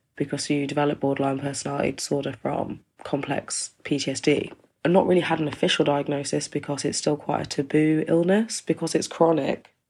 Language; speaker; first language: English; native; English